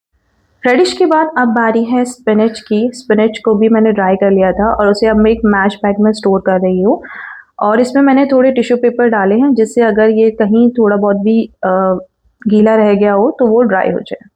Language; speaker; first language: Hindi; native; Hindi